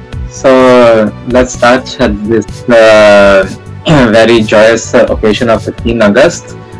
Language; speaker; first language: English; non-native, local second language; Hindi